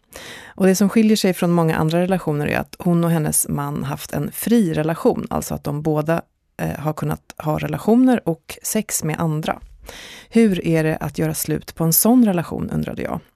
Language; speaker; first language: Swedish; native; Swedish